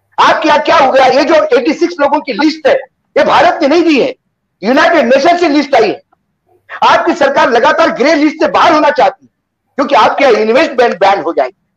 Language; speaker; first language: Hindi; non-native, local second language; Marathi